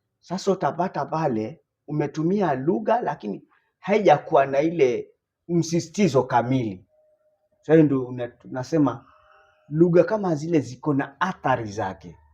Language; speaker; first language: Swahili; non-native, local second language; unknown